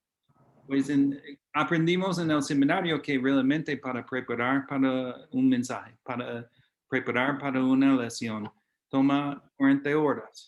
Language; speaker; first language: Spanish; non-native, fluent; English